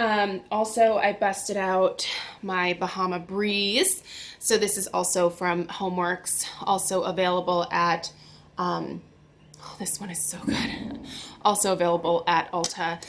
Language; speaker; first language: English; native; English